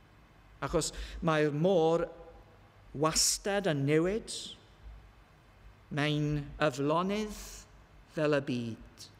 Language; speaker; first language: Welsh; non-native, learner; English